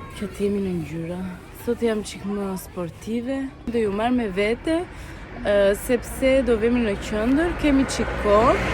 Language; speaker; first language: Albanian; early bilingual, heritage; Albanian